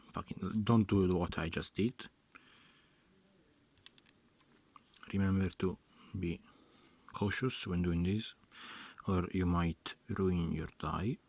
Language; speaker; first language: English; non-native, fluent; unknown